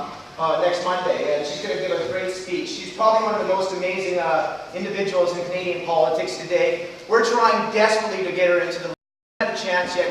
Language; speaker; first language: English; native; English